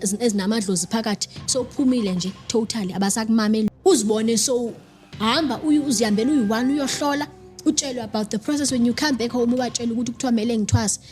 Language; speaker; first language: Zulu; non-native, local second language; Xhosa